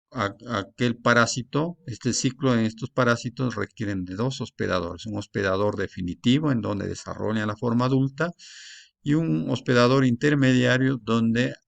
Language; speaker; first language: Spanish; native; Spanish